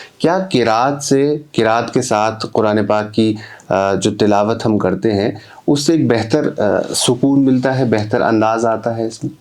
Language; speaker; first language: Urdu; non-native, local second language; Kashmiri